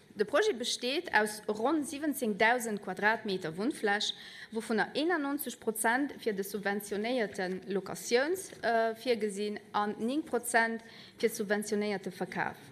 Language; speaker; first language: German; non-native, local second language; Luxembourgish